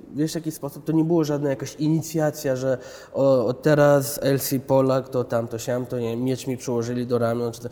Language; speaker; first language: Polish; early bilingual, other home language; Chechen